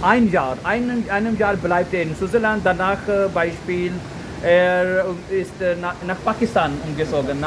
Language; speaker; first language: German; non-native, learner; Urdu